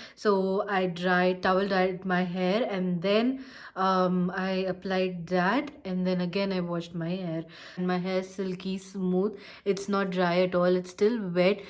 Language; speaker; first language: English; non-native, local second language; Hindi